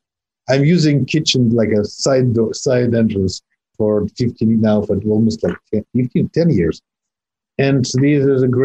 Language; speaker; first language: English; non-native, fluent; Russian